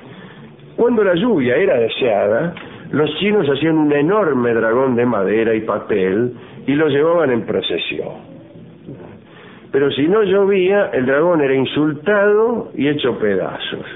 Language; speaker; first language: Spanish; native; Spanish